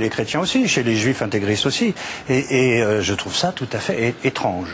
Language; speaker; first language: French; native; French